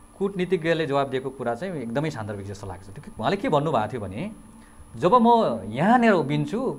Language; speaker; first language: Nepali; native; Nepali